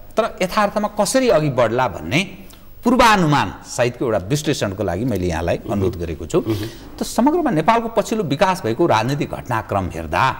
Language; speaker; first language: Nepali; native; Nepali